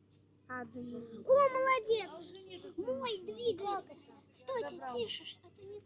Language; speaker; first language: Russian; native; Russian